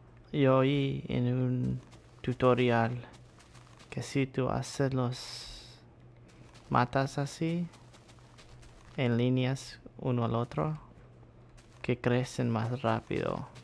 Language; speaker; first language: Spanish; early bilingual, heritage; Spanish